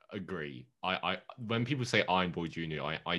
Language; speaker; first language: English; native; English